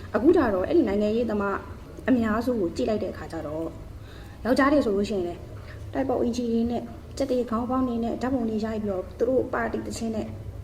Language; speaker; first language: Burmese; native; Burmese